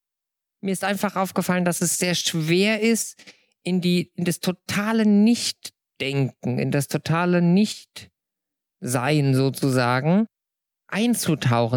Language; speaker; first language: German; native; German